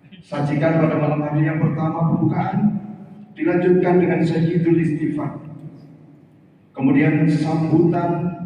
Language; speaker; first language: Indonesian; native; Indonesian